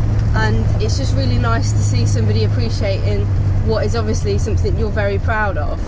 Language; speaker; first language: English; native; English